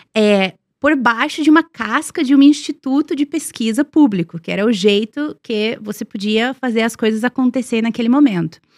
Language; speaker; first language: Portuguese; non-native, fluent; Serbian